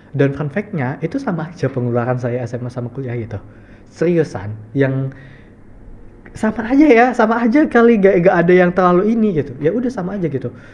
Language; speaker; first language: Indonesian; native; Indonesian